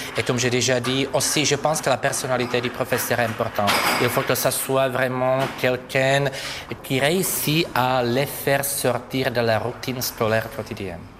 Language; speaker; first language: French; non-native, fluent; Czech